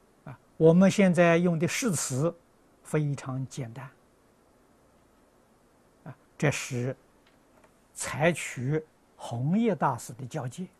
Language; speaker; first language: Chinese; native; Chinese